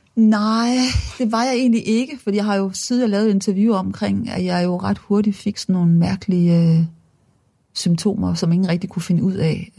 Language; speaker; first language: Danish; native; Danish